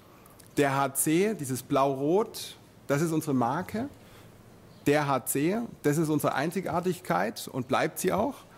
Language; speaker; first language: German; native; German